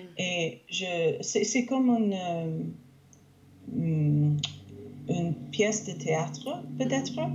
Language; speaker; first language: French; non-native, fluent; English